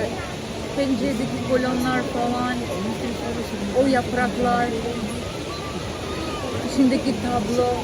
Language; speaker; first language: Turkish; non-native, fluent; Albanian